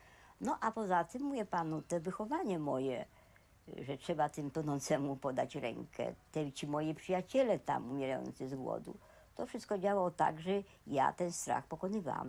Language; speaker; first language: Polish; native; Polish